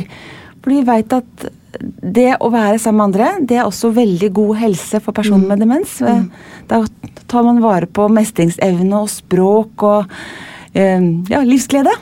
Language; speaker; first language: Norwegian; native; Norwegian